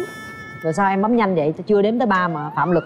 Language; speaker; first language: Vietnamese; native; Vietnamese